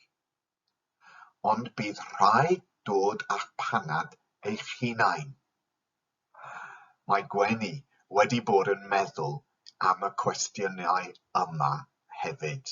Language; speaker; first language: Welsh; non-native, local second language; English